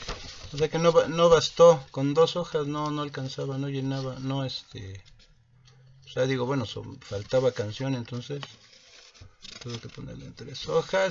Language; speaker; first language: Spanish; native; Spanish